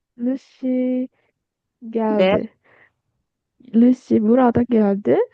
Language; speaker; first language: Turkish; non-native, learner; Korean